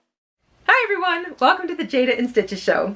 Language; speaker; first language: English; native; English